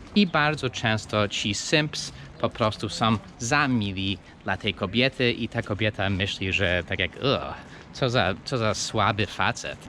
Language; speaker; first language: Polish; non-native, fluent; English